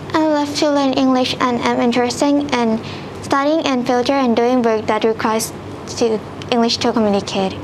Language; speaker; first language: English; non-native, learner; Thai